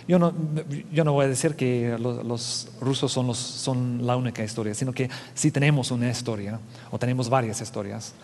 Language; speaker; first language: Spanish; non-native, fluent; English